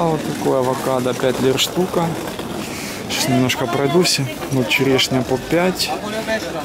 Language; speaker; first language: Russian; native; Russian